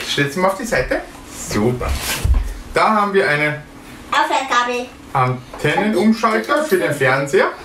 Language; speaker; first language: German; native; German